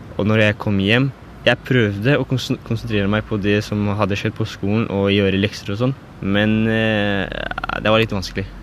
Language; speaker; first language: Norwegian; early bilingual, other home language; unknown